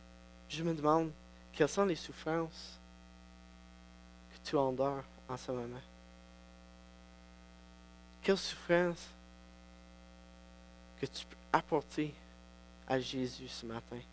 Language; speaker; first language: French; non-native, local second language; English